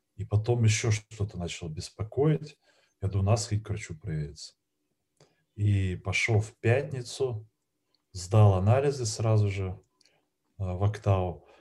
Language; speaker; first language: Russian; native; Russian